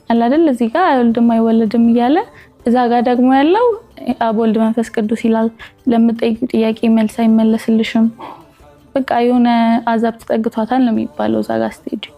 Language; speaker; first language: Amharic; native; Amharic